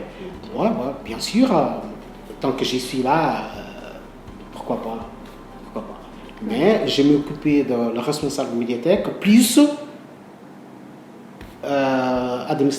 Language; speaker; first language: French; non-native, learner; Portuguese